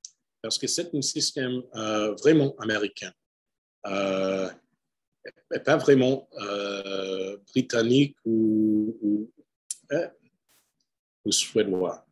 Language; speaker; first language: French; non-native, fluent; English